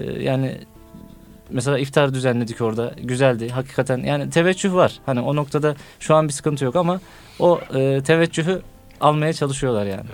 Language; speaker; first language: Turkish; native; Turkish